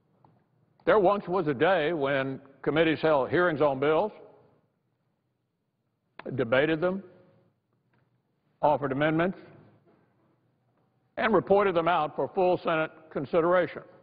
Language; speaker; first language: English; native; English